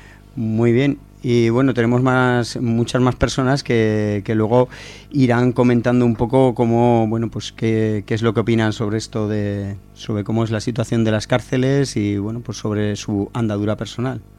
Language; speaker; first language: Spanish; native; Spanish